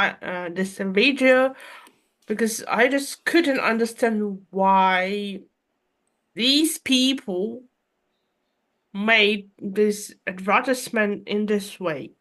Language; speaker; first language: English; non-native, fluent; Russian